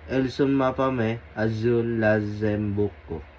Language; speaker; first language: French; non-native, learner; Filipino